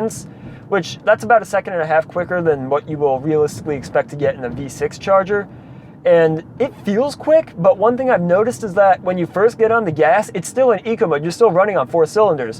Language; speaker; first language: English; native; English